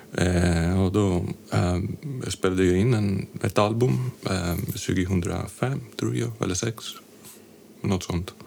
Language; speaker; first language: Swedish; non-native, fluent; Greek